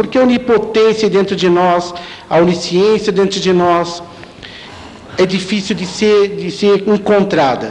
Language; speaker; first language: Portuguese; native; Portuguese